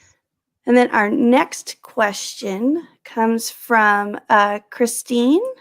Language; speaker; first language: English; native; English